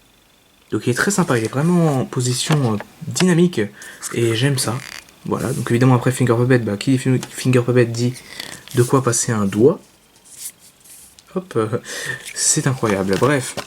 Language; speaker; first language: French; native; French